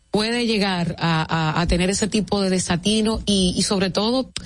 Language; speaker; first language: Spanish; native; Spanish